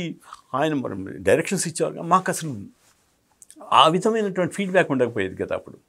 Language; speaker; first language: Telugu; native; Telugu